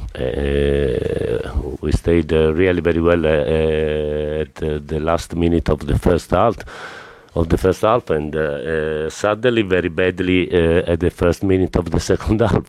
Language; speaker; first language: English; non-native, fluent; Italian